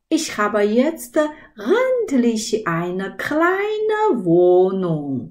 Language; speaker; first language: German; non-native, learner; Chinese